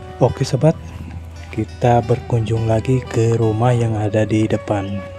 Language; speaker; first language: Malay; non-native, local second language; Sundanese